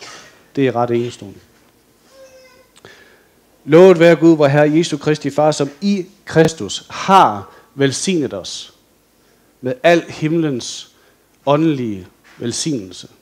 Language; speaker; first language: Danish; native; Danish